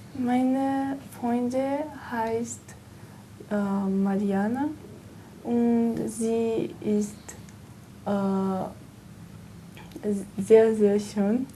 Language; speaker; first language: German; non-native, learner; Portuguese